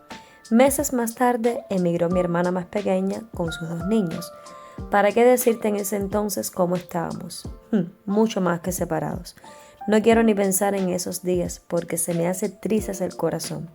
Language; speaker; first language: Spanish; native; Spanish